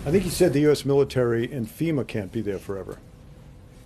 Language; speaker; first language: English; native; English